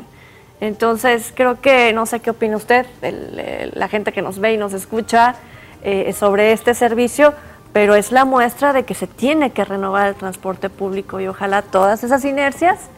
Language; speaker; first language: Spanish; native; Spanish